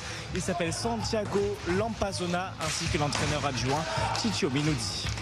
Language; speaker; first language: French; native; French